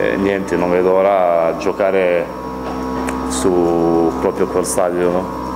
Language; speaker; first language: Italian; non-native, fluent; Serbian